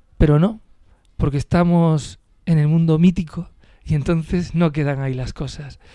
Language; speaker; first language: Spanish; native; Spanish